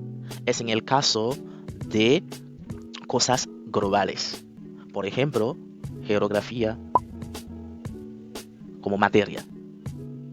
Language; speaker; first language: Spanish; non-native, fluent; French